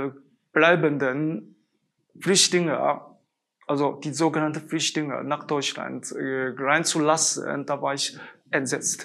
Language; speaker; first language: German; non-native, fluent; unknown